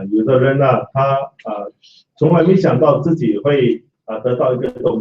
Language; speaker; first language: Chinese; native; Chinese